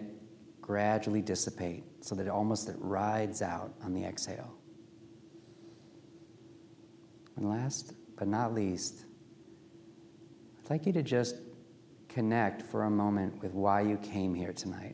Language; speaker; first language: English; native; English